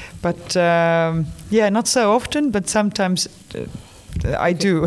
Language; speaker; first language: English; non-native, fluent; Estonian